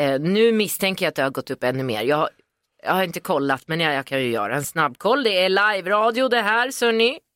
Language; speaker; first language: Swedish; native; Swedish